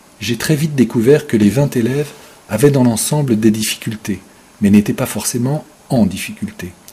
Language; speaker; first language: French; native; French